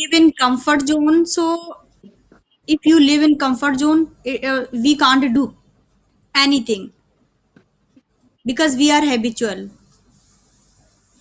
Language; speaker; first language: English; non-native, learner; Hindi